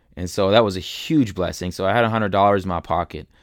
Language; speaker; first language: English; early bilingual, other home language; German